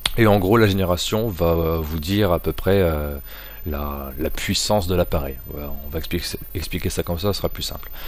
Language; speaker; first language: French; native; French